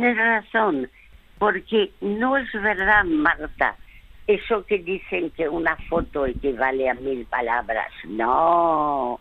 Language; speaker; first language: Spanish; early bilingual, other home language; French